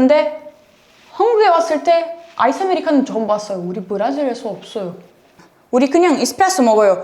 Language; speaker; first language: Korean; non-native, fluent; Portuguese